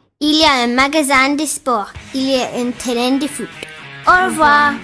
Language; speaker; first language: French; non-native, learner; English